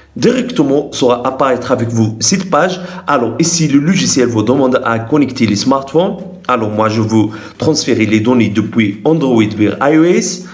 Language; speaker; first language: French; non-native, local second language; Arabic